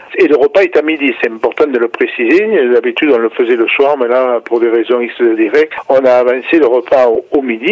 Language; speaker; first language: French; native; French